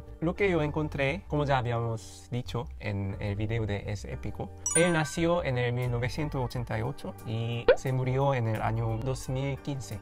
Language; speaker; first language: Spanish; non-native, fluent; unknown